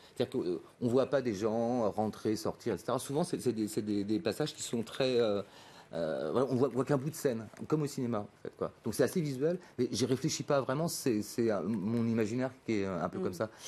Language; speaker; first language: French; native; French